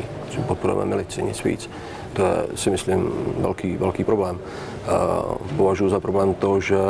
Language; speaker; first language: Czech; native; Czech